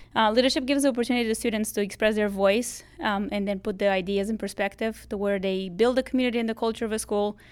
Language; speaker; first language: English; non-native, fluent; Romanian